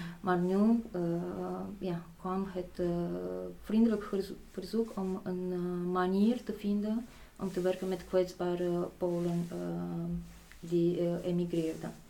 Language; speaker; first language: Dutch; non-native, fluent; Polish